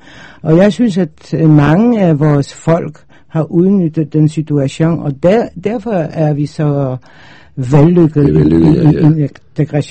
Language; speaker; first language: Danish; non-native, fluent; Polish